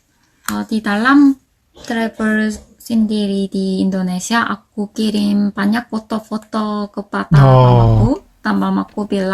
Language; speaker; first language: Indonesian; non-native, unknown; Korean